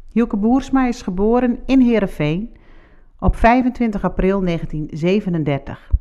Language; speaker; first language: Dutch; non-native, local second language; Western Frisian